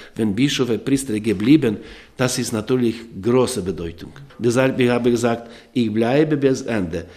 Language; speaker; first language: German; non-native, learner; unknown